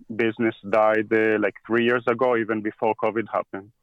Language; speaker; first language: English; early bilingual, heritage; Hebrew